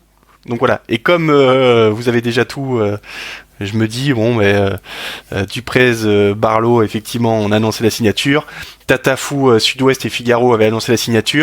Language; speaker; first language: French; native; French